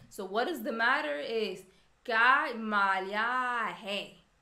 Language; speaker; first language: English; non-native, fluent; Swedish